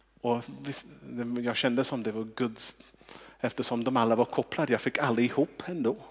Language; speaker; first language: Swedish; non-native, fluent; English